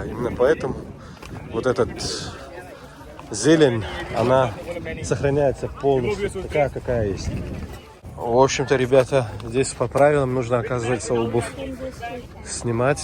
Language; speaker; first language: Russian; non-native, fluent; Tajik